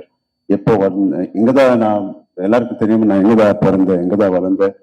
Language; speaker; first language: Tamil; non-native, local second language; Telugu